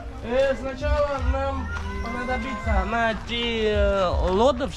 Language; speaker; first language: Russian; non-native, fluent; Khmer